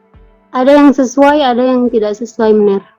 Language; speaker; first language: Indonesian; native; Indonesian